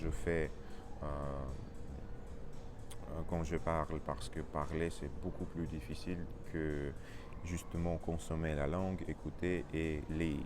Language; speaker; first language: French; non-native, learner; Russian